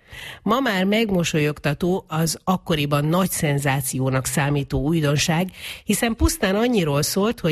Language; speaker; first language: Hungarian; native; Hungarian